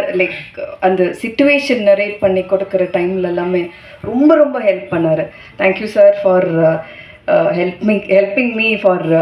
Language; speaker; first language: Tamil; non-native, fluent; Malayalam